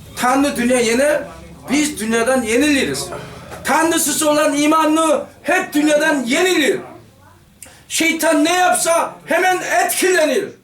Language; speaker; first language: Turkish; non-native, fluent; Korean